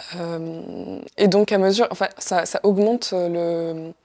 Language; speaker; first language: French; non-native, local second language; Arabic